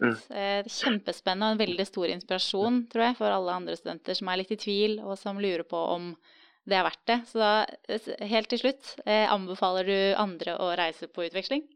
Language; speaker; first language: Norwegian; native; Norwegian